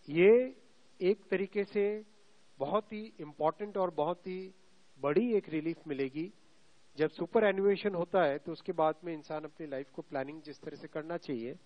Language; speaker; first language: Hindi; native; Hindi